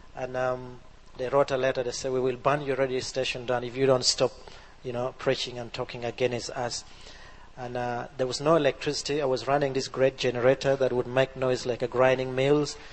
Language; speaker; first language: English; non-native, local second language; Acoli